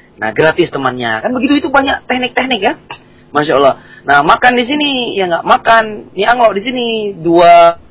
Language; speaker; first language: Indonesian; native; Indonesian